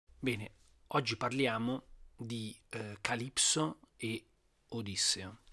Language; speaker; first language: Italian; native; Italian